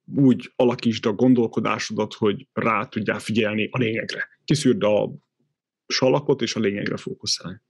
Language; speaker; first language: Hungarian; native; Hungarian